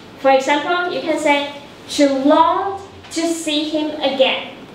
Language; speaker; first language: English; non-native, fluent; Chinese